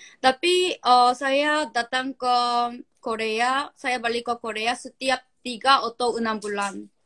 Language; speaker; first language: Indonesian; non-native, learner; Korean